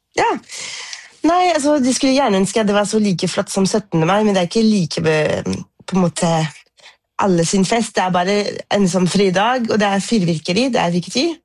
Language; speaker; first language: Norwegian; non-native, fluent; French